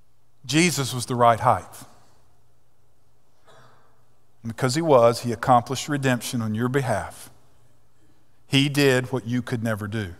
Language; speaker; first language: English; native; English